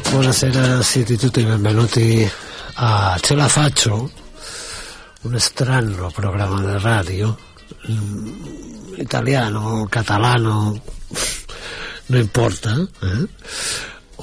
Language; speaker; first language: Italian; non-native, fluent; Catalan